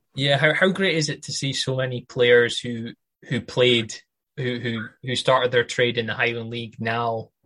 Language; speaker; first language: English; native; English